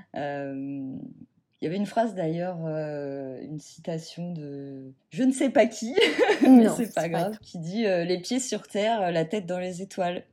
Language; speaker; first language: French; native; French